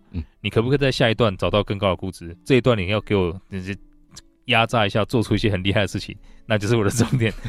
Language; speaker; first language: Chinese; non-native, local second language; English